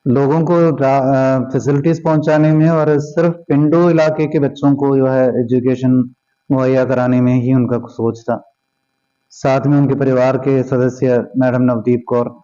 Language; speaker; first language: Hindi; non-native, local second language; Punjabi